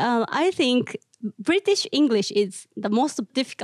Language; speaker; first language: English; non-native, learner; Japanese